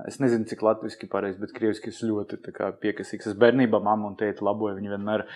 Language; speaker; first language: Latvian; non-native, local second language; Russian